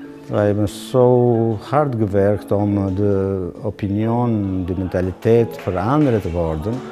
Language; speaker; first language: Dutch; non-native, learner; Albanian